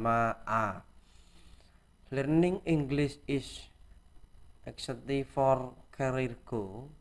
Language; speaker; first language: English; non-native, learner; Indonesian